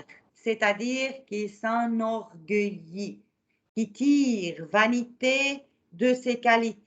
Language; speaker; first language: French; non-native, fluent; Arabic